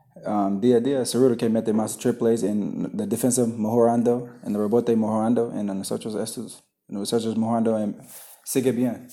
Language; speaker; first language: Spanish; non-native, learner; English